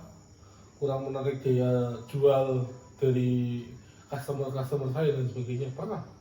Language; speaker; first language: Indonesian; native; Indonesian